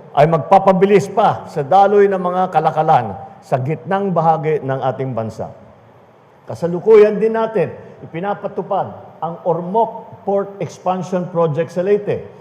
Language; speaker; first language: Filipino; native; Filipino